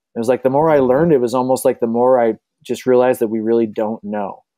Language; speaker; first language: English; native; English